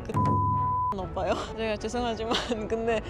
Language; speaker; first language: Korean; non-native, learner; Papiamento